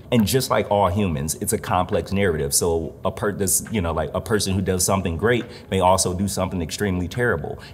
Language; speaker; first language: English; native; English